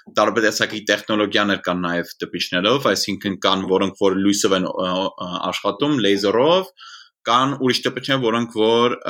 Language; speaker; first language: Armenian; early bilingual, heritage; Armenian